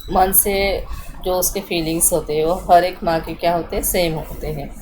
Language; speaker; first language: Hindi; non-native, local second language; Marathi